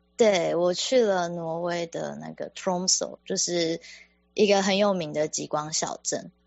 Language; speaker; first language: Chinese; native; Chinese